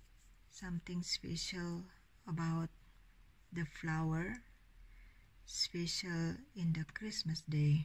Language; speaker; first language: English; non-native, learner; Indonesian